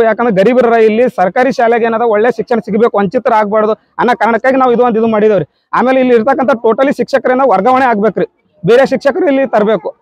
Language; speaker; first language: Kannada; native; Kannada